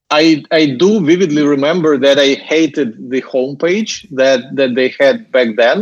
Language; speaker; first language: English; non-native, fluent; Russian